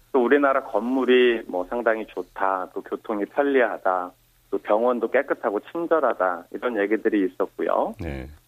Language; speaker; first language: Korean; native; Korean